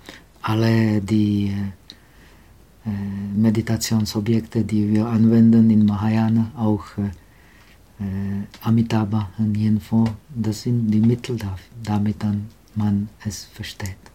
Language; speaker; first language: German; non-native, fluent; Czech